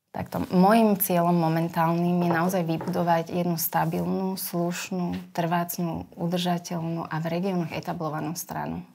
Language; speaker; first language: Slovak; native; Slovak